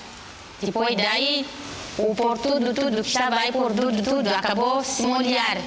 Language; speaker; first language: Portuguese; non-native, local second language; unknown